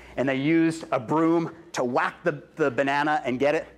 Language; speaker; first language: English; native; English